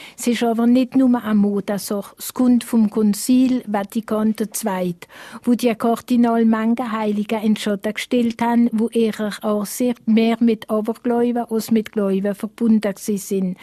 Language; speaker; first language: German; non-native, local second language; Swiss German